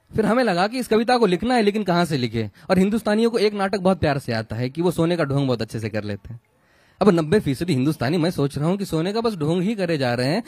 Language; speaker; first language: Hindi; non-native, local second language; Marathi